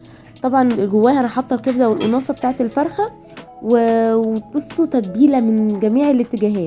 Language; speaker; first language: Arabic; native; Arabic